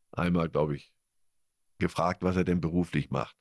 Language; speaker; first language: German; early bilingual, other home language; Polish